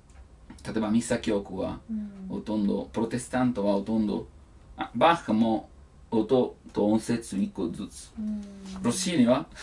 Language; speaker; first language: Japanese; non-native, learner; Italian